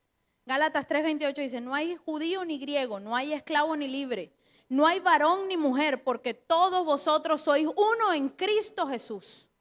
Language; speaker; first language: Spanish; native; Spanish